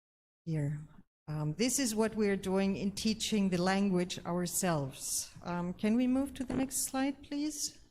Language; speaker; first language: English; non-native, fluent; German